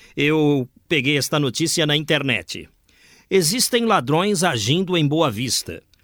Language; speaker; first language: Portuguese; native; Portuguese